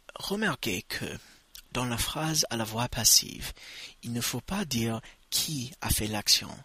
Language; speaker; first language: French; non-native, fluent; English